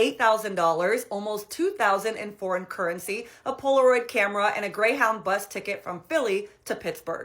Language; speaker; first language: English; native; English